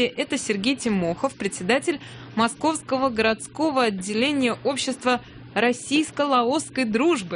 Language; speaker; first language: Russian; native; Russian